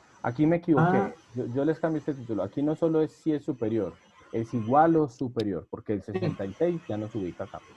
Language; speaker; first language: Spanish; native; Spanish